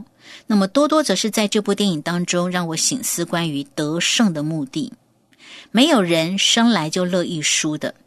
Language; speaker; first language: Chinese; native; Chinese